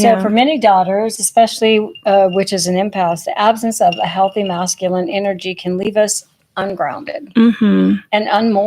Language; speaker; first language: English; native; English